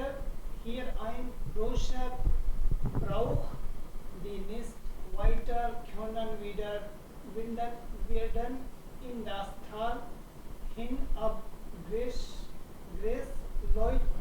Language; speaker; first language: German; non-native, learner; Hindi